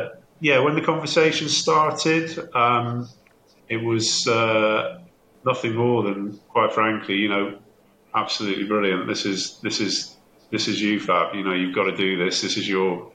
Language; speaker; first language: English; native; English